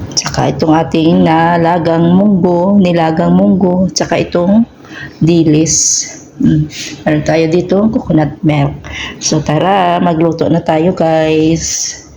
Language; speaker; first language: Filipino; non-native, local second language; Hiligaynon